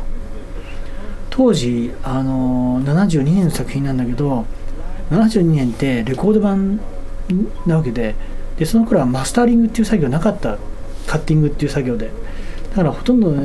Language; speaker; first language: Japanese; native; Japanese